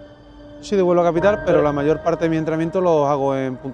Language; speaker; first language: Spanish; native; Spanish